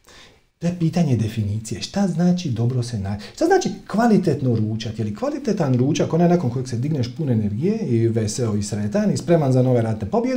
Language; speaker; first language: Croatian; native; Croatian